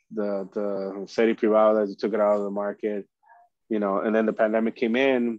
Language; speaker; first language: English; early bilingual, other home language; Spanish